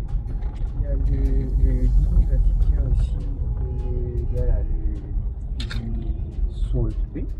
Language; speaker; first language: French; non-native, local second language; Morisyen